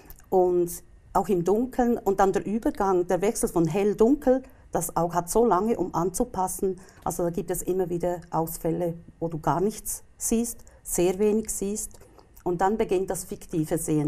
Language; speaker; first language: German; native; German